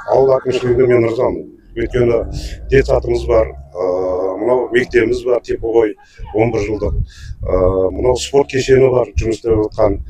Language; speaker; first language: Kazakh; native; Kazakh